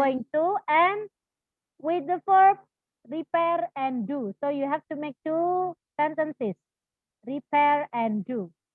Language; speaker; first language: English; non-native, fluent; Indonesian